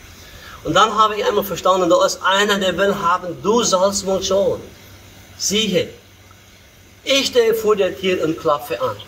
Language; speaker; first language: German; early bilingual, heritage; Low German